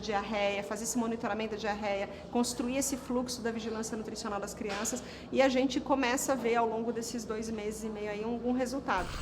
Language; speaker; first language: Portuguese; native; Portuguese